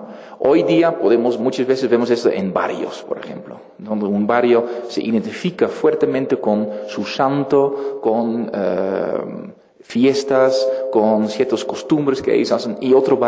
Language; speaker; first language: Spanish; non-native, fluent; Dutch